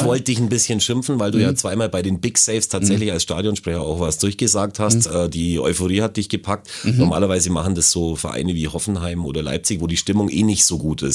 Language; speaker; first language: German; native; German